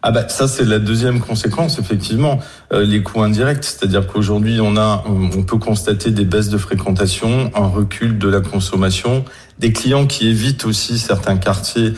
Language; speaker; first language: French; native; French